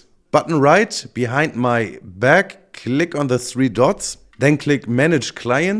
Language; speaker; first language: English; non-native, fluent; German